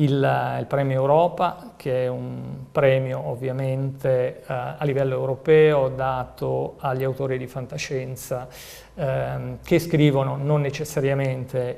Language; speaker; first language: Italian; native; Italian